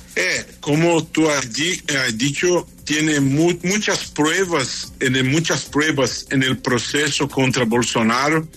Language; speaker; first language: Spanish; non-native, fluent; Portuguese